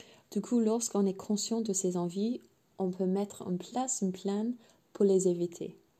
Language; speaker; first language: French; non-native, fluent; English